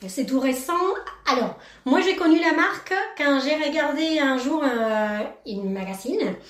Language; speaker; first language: French; non-native, fluent; Spanish